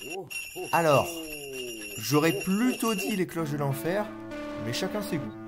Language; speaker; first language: French; native; French